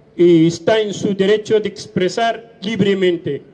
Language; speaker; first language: Spanish; non-native, fluent; Riffian